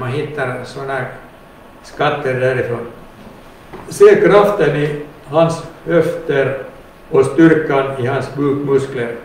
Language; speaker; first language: Swedish; non-native, local second language; Finnish